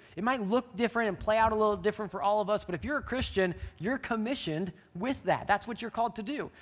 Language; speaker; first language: English; native; English